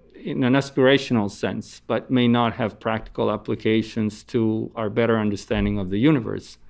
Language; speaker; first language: English; non-native, fluent; Italian